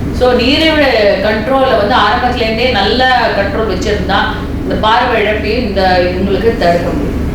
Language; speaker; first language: Tamil; native; Tamil